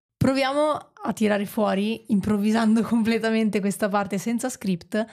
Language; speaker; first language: Italian; native; Italian